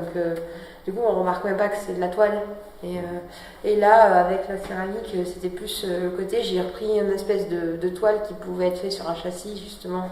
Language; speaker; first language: French; native; French